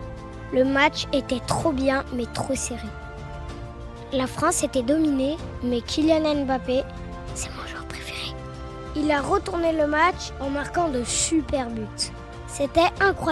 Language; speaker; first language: French; native; French